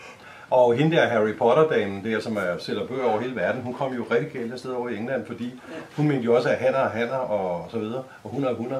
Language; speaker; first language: Danish; native; Danish